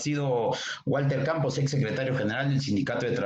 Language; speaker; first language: Spanish; native; Spanish